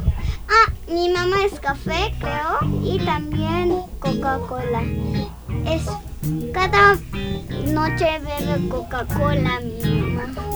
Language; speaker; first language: Spanish; early bilingual, other home language; French